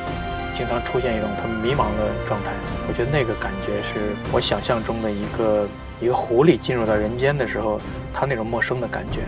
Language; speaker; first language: Chinese; native; Chinese